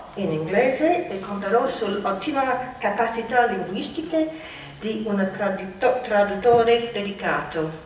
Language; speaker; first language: Italian; non-native, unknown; English